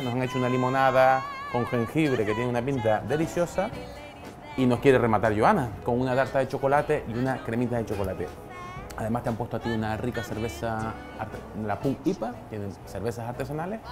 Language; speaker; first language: Spanish; native; Spanish